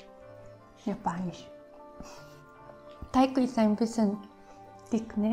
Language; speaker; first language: German; non-native, fluent; Japanese